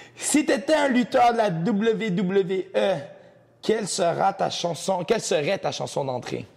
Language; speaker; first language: French; early bilingual, other home language; Portuguese